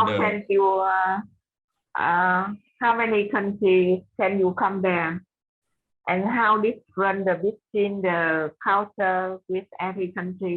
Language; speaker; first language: English; non-native, learner; Vietnamese